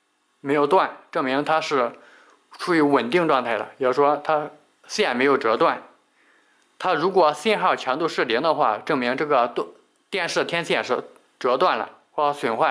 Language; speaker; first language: Chinese; native; Chinese